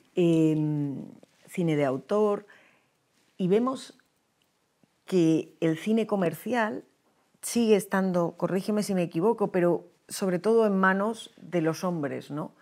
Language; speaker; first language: Spanish; native; Spanish